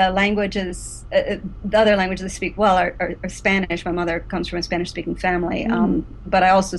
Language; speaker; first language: English; native; English